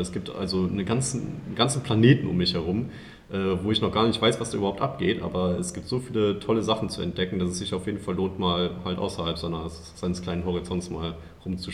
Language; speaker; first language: German; native; German